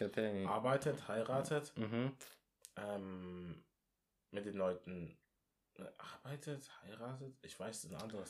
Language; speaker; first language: German; non-native, local second language; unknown